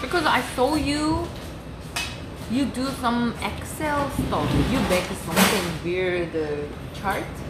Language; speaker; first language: English; non-native, learner; Korean